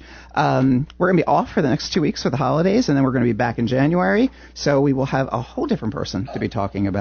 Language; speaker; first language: English; native; English